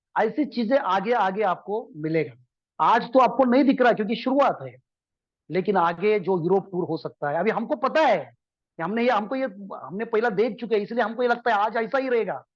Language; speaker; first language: Hindi; non-native, local second language; Marathi